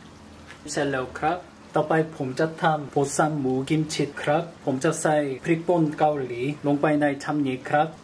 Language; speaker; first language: Thai; non-native, learner; Korean